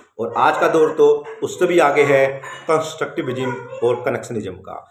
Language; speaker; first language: Hindi; native; Hindi